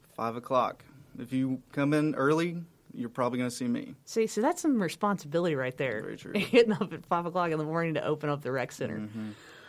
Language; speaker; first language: English; native; English